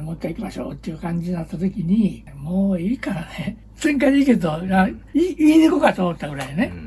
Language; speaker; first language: Japanese; native; Japanese